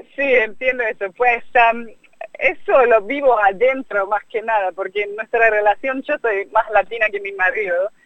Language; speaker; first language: Spanish; non-native, fluent; German